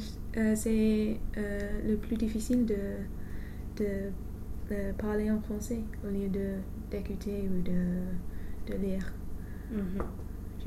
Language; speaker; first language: French; non-native, learner; English